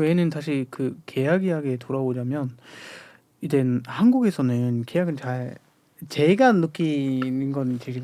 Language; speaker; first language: Korean; non-native, fluent; German